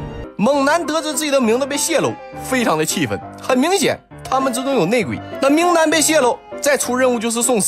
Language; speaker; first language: Chinese; native; Chinese